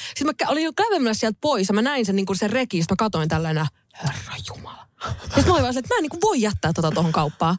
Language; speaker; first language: Finnish; native; Finnish